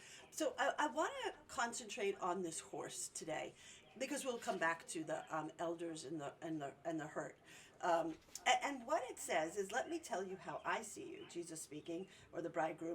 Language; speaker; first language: English; native; English